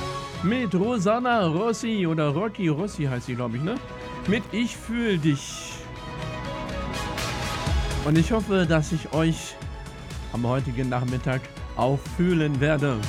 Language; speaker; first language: German; native; German